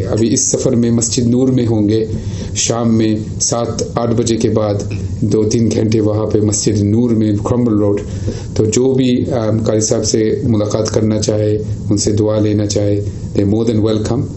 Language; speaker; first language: Urdu; early bilingual, other home language; Punjabi